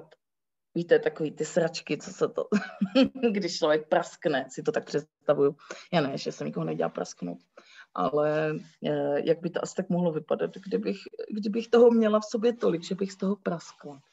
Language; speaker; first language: Czech; native; Czech